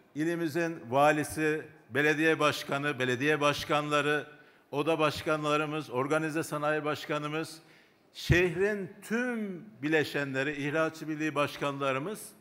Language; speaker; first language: Turkish; native; Turkish